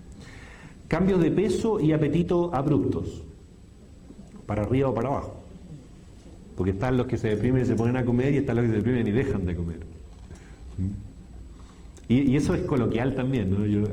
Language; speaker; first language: Spanish; native; Spanish